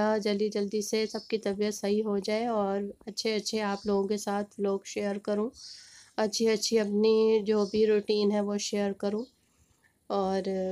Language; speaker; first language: Hindi; native; Hindi